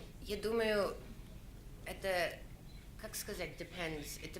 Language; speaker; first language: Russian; early bilingual, heritage; Russian